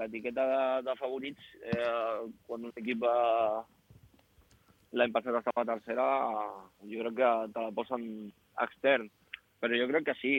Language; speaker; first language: Catalan; non-native, local second language; Spanish